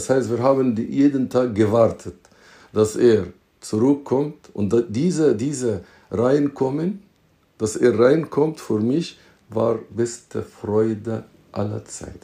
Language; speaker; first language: German; non-native, fluent; Arabic